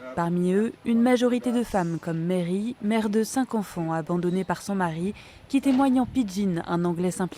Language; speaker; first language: French; native; French